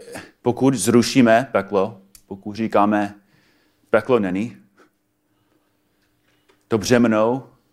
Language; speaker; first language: Czech; non-native, fluent; English